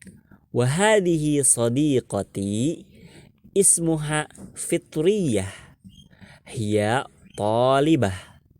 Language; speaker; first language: Arabic; non-native, learner; Indonesian